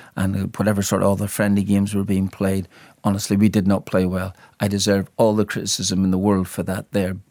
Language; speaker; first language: English; native; English